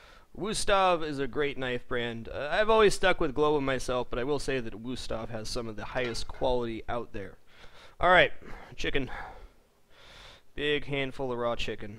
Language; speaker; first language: English; native; English